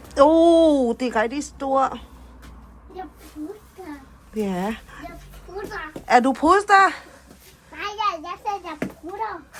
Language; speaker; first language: Danish; non-native, learner; Thai